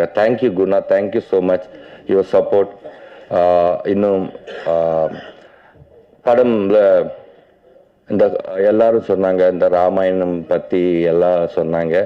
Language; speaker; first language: Tamil; non-native, learner; Telugu